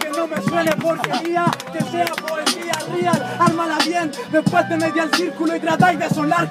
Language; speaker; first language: Spanish; native; Spanish